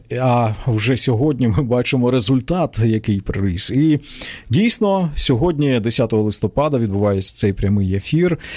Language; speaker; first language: Ukrainian; native; Ukrainian